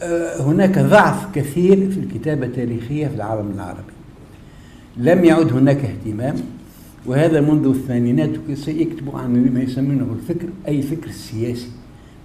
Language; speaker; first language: Arabic; native; Arabic